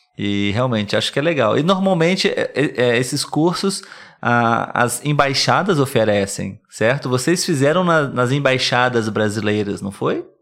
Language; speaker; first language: Portuguese; native; Portuguese